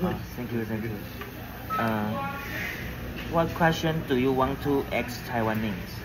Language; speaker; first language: English; non-native, learner; Chinese